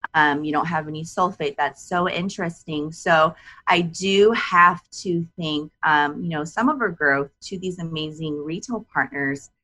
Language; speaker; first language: English; non-native, fluent; Japanese